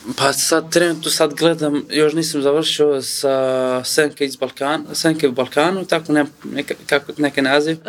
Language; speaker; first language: Serbian; non-native, learner; Kurdish